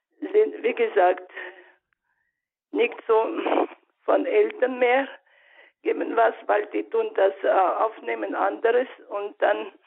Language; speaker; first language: German; non-native, learner; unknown